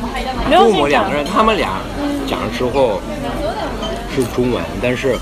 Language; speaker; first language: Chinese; early bilingual, heritage; Japanese